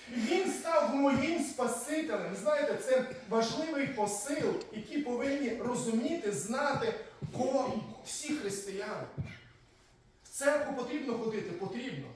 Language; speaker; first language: Ukrainian; native; Ukrainian